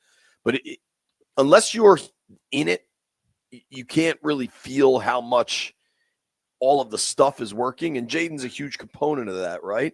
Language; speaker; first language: English; native; English